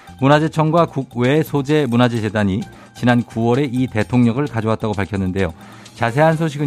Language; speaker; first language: Korean; native; Korean